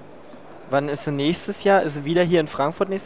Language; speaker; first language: German; native; German